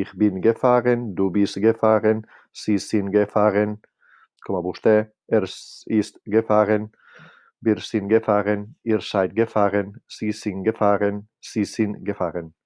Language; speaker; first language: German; non-native, fluent; Catalan